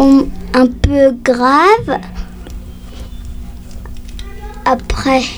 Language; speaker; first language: French; non-native, fluent; Spanish